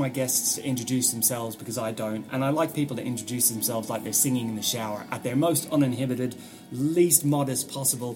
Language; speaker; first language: English; native; English